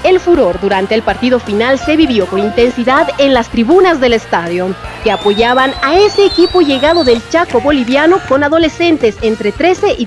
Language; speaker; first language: Spanish; native; Spanish